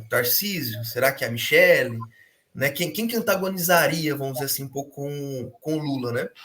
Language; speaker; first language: Portuguese; native; Portuguese